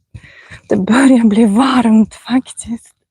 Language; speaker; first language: Swedish; non-native, fluent; Russian